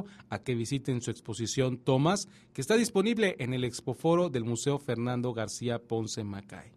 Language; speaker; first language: Spanish; native; Spanish